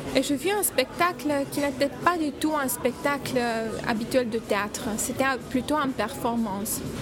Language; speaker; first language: French; non-native, learner; Romanian